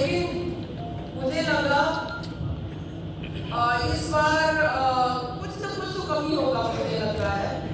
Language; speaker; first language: Hindi; non-native, local second language; Manipuri